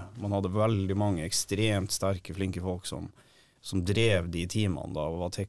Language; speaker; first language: Norwegian; native; Norwegian